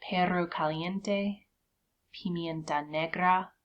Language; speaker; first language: Spanish; non-native, fluent; English